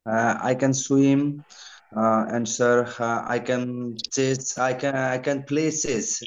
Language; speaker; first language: English; non-native, learner; Bangla